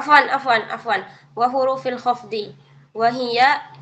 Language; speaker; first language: Arabic; non-native, fluent; Indonesian